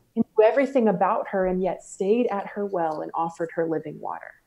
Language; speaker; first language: English; native; English